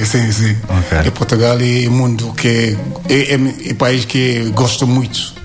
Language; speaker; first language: Portuguese; non-native, learner; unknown